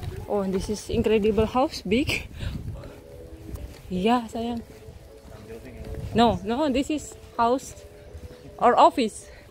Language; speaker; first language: English; non-native, learner; Indonesian